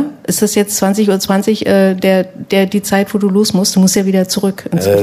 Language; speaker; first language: German; native; German